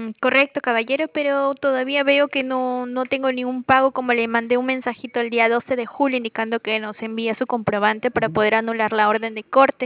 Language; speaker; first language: Spanish; native; Spanish